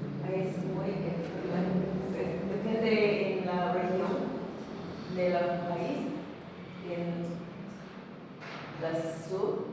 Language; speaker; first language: Spanish; non-native, learner; English